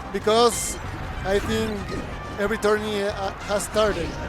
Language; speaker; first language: English; non-native, learner; Spanish